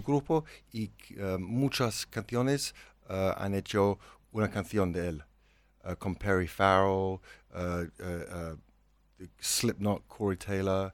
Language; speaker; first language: Spanish; non-native, learner; English